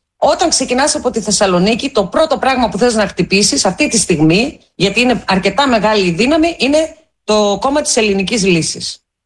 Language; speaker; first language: Greek; native; Greek